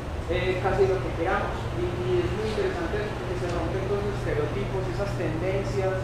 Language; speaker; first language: Spanish; native; Spanish